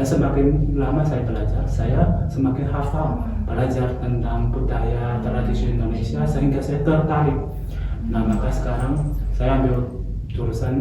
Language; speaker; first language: Indonesian; non-native, fluent; Chinese